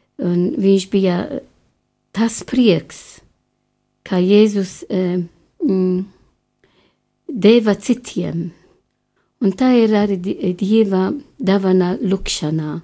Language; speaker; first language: Latvian; non-native, fluent; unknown